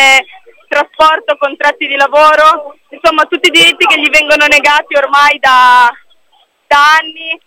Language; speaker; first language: Italian; native; Italian